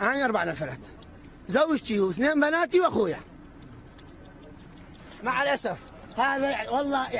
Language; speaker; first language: Arabic; native; Arabic